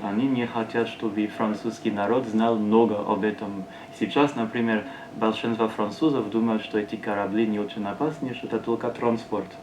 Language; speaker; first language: Russian; non-native, learner; French